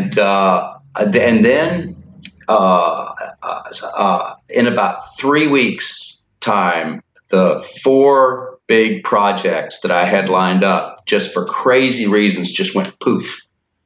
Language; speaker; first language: English; native; English